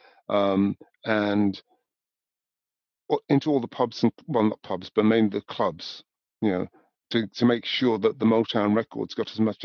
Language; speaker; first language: English; native; English